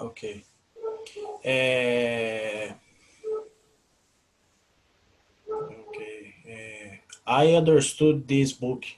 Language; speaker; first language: English; non-native, learner; Portuguese